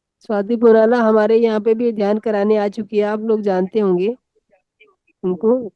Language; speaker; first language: Hindi; native; Hindi